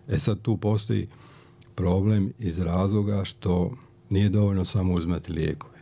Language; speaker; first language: Croatian; native; Croatian